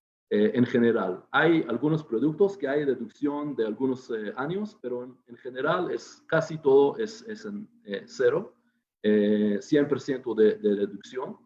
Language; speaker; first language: Spanish; non-native, fluent; Hebrew